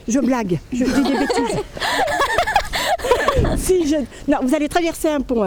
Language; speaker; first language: French; native; French